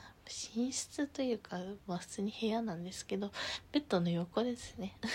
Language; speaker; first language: Japanese; native; Japanese